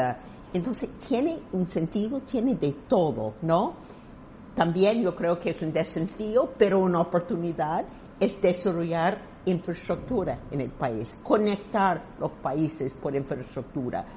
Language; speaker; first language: Spanish; non-native, fluent; English